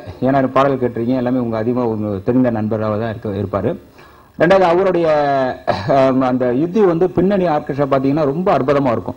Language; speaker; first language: Tamil; native; Tamil